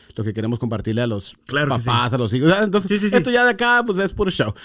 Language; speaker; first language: Spanish; early bilingual, heritage; Spanish